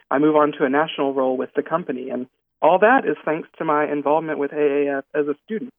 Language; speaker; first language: English; native; English